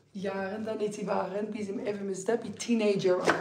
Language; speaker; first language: Turkish; early bilingual, other home language; Dutch